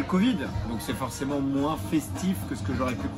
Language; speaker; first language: French; native; French